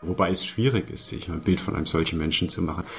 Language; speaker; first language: German; native; German